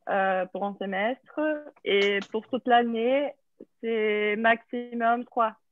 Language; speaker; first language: French; non-native, fluent; English